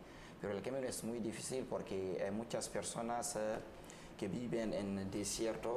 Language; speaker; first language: Spanish; non-native, learner; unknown